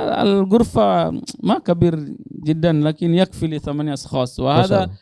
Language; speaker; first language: Arabic; non-native, learner; Tetum